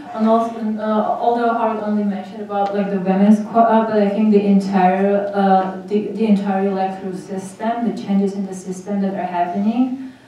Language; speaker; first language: English; non-native, fluent; Armenian